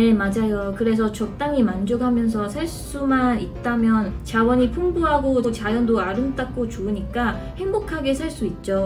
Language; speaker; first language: Korean; non-native, fluent; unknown